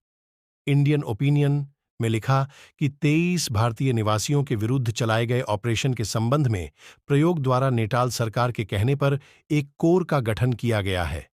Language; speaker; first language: Hindi; native; Hindi